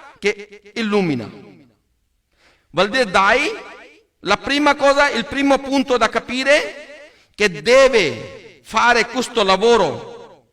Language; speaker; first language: Italian; non-native, learner; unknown